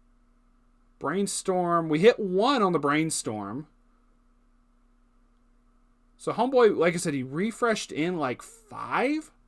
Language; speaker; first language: English; native; English